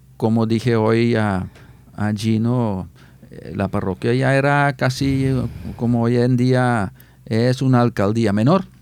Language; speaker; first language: Spanish; non-native, fluent; Dutch